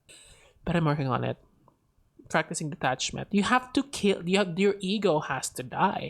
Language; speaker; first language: English; non-native, local second language; Filipino